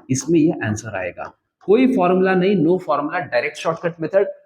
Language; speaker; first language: Hindi; non-native, local second language; Kannada